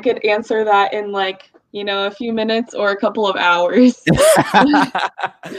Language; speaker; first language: English; early bilingual, other home language; Russian